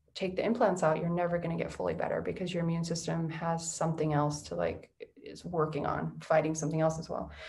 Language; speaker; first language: English; native; English